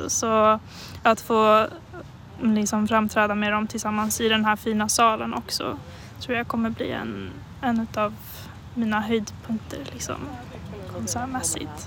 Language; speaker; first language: Swedish; native; Swedish